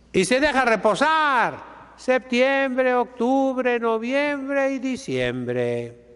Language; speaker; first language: Spanish; native; Spanish